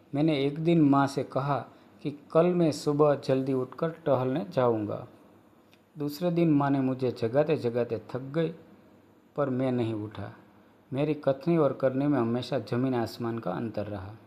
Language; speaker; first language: Hindi; non-native, local second language; Gujarati